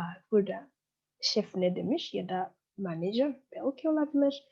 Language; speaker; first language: Turkish; non-native, fluent; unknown